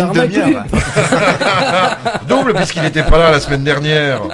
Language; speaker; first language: French; native; French